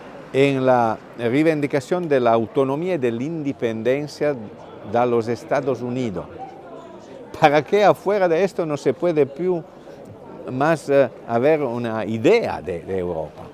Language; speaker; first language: Spanish; non-native, fluent; Italian